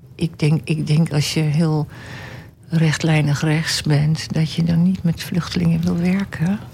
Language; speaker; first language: Dutch; native; Dutch